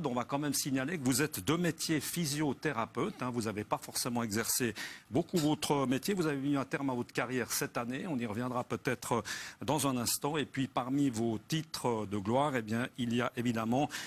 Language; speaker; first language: French; native; French